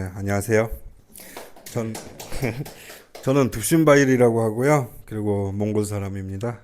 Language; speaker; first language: Korean; non-native, fluent; Mongolian